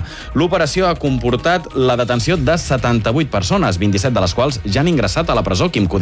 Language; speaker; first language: Catalan; native; Catalan